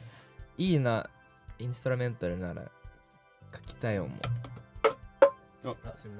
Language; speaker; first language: Japanese; non-native, fluent; English